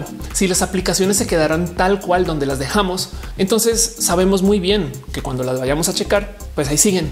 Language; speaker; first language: Spanish; native; Spanish